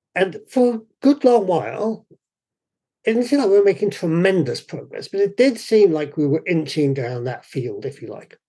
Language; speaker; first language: English; native; English